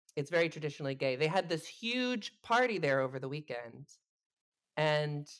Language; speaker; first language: English; native; English